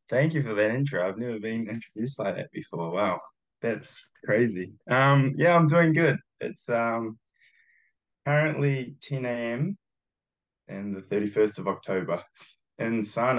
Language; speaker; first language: English; early bilingual, other home language; Japanese